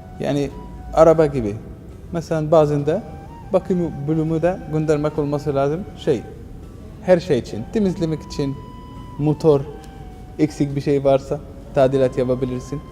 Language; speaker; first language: Turkish; non-native, learner; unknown